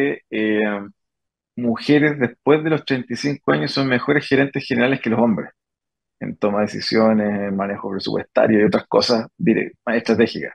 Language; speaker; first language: Spanish; native; Spanish